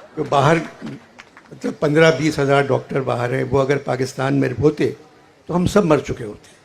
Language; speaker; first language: Urdu; native; Urdu